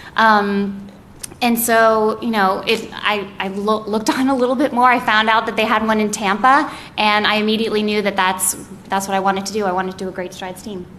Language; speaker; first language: English; native; English